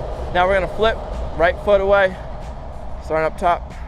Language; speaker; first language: English; native; English